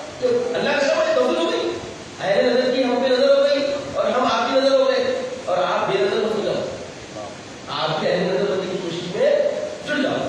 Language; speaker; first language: Urdu; native; Urdu